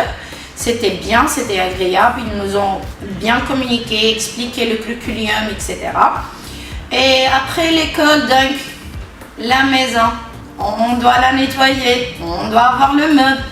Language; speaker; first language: French; non-native, local second language; Arabic